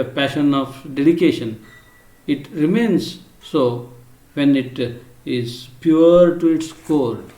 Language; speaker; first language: English; non-native, local second language; Kannada